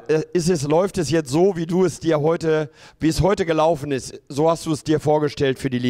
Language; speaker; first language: German; native; German